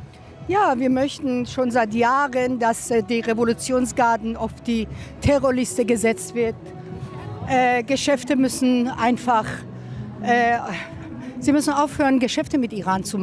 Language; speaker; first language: German; non-native, fluent; Persian